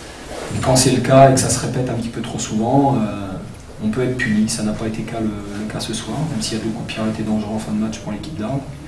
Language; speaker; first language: French; native; French